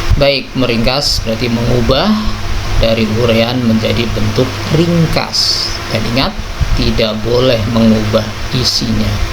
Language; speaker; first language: Indonesian; native; Indonesian